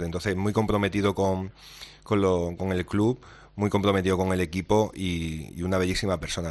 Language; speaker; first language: Spanish; native; Spanish